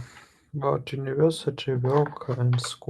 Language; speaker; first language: English; non-native, learner; Russian